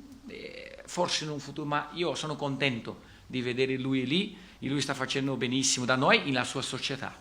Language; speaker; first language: Italian; non-native, fluent; Portuguese